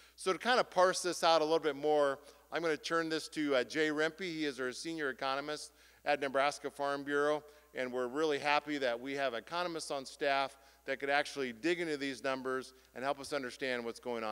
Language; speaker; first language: English; native; English